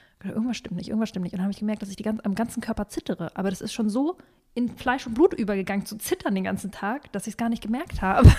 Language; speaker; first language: German; early bilingual, other home language; Russian